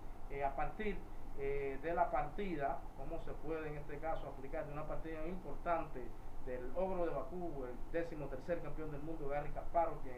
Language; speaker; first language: Spanish; native; Spanish